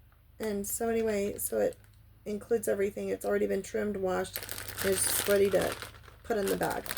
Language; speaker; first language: English; native; English